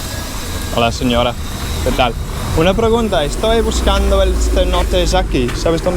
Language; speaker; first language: Spanish; non-native, learner; English